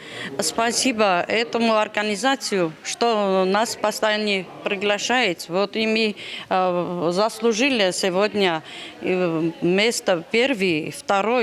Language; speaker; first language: Russian; non-native, learner; Georgian